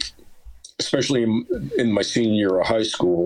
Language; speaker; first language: English; native; English